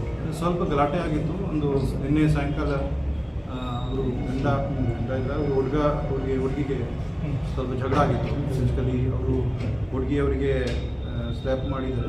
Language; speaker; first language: Kannada; non-native, fluent; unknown